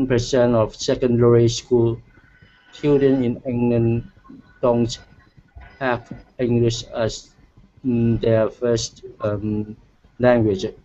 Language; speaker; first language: English; non-native, learner; Cantonese